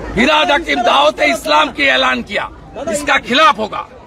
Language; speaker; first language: Hindi; non-native, local second language; Bangla